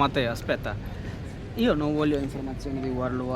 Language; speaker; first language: Italian; non-native, learner; Telugu